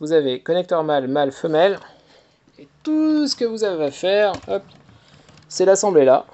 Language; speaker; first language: French; native; French